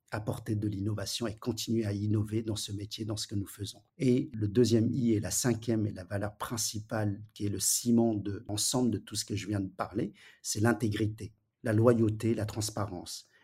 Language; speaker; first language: French; early bilingual, other home language; Wu Chinese